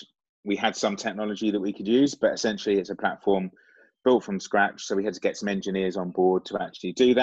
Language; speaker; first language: English; native; English